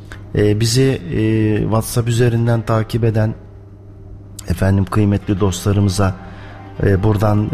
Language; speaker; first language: Turkish; native; Turkish